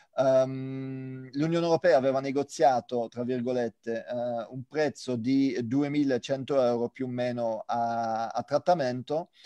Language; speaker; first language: Italian; non-native, fluent; French